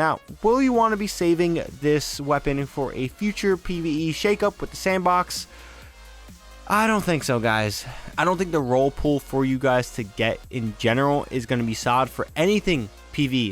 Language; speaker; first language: English; native; English